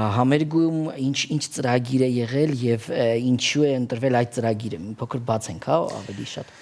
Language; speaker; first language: Armenian; native; Armenian